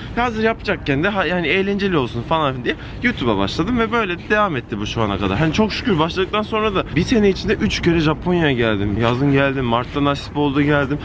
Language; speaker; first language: Turkish; early bilingual, heritage; Turkish